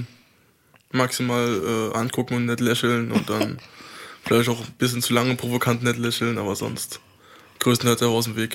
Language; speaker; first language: German; native; German